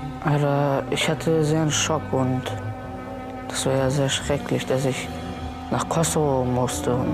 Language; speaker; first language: German; early bilingual, other home language; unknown